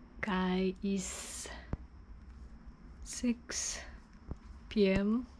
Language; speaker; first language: English; non-native, fluent; Lao